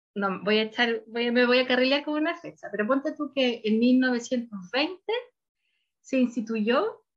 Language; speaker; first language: Spanish; early bilingual, heritage; Spanish